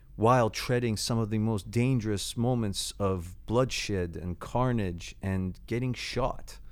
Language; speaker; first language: English; native; English